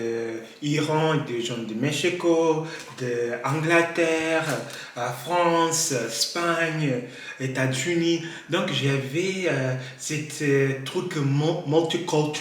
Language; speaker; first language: French; non-native, learner; Kabuverdianu